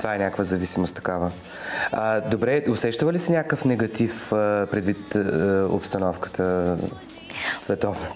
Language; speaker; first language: Bulgarian; native; Bulgarian